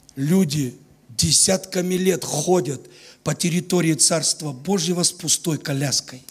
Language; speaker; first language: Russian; native; Russian